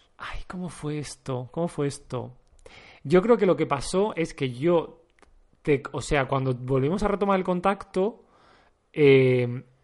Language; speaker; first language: Spanish; native; Spanish